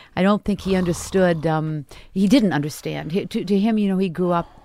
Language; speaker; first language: English; native; English